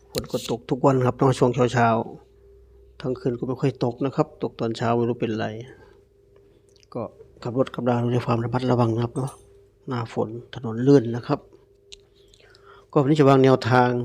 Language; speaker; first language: Thai; native; Thai